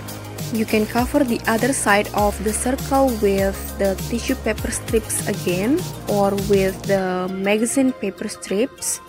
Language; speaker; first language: English; non-native, fluent; Indonesian